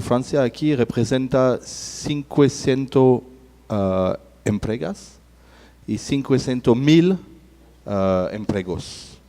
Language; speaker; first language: Portuguese; non-native, learner; French